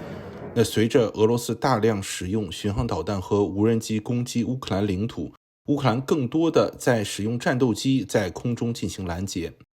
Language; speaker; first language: Chinese; native; Chinese